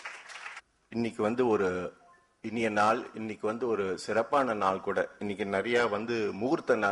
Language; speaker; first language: Tamil; native; Tamil